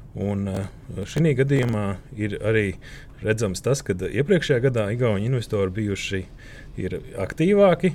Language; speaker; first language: Latvian; native; Latvian